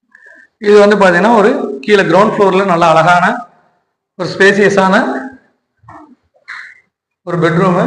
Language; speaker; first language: Tamil; native; Tamil